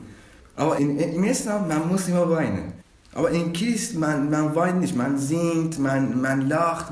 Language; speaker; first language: German; non-native, learner; Persian